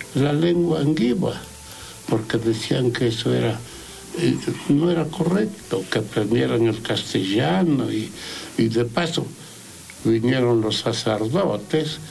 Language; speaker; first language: Spanish; non-native, local second language; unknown